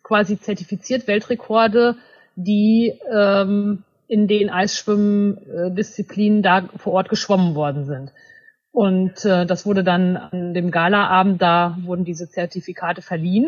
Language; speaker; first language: German; native; German